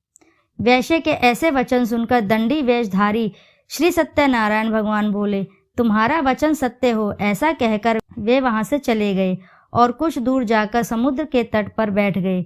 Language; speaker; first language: Hindi; native; Hindi